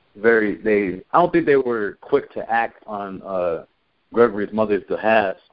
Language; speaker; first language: English; native; English